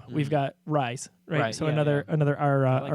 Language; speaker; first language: English; native; English